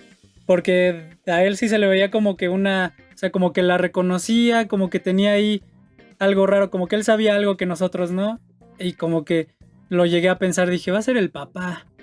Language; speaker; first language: Spanish; native; Spanish